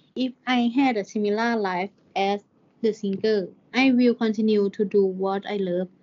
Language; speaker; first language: English; non-native, learner; Thai